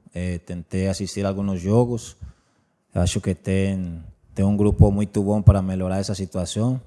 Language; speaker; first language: Portuguese; non-native, learner; Spanish